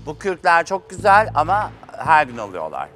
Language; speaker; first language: Turkish; native; Turkish